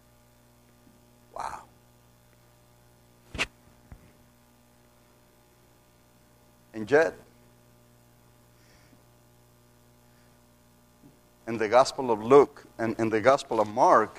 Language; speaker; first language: English; non-native, fluent; Spanish